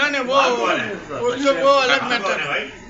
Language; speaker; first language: Urdu; native; Urdu